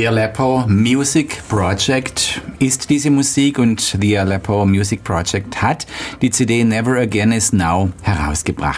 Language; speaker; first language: German; native; German